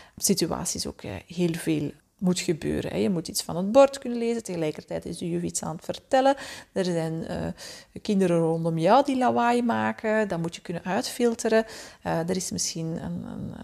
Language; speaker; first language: Dutch; native; Dutch